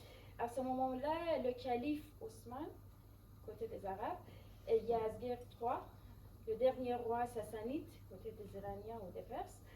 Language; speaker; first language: French; non-native, fluent; Persian